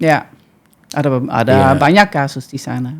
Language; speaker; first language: Indonesian; non-native, fluent; Dutch